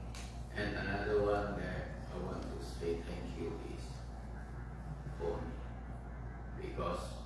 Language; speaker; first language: English; non-native, fluent; Indonesian